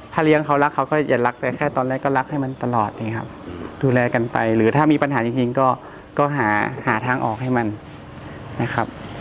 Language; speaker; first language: Thai; native; Thai